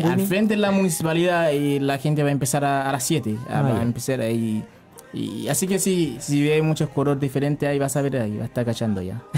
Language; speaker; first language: Spanish; non-native, learner; Haitian Creole